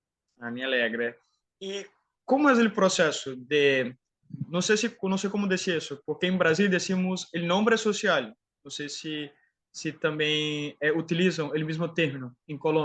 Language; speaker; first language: Spanish; non-native, fluent; Portuguese